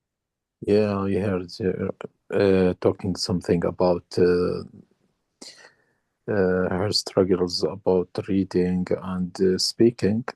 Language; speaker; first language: English; non-native, learner; Arabic